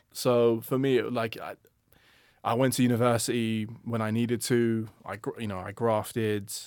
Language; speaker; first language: English; native; English